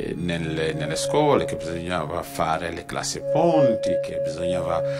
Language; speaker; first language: Italian; non-native, fluent; Wolof